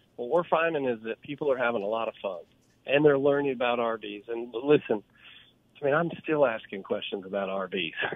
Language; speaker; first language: English; native; English